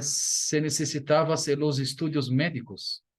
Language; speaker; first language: Spanish; non-native, fluent; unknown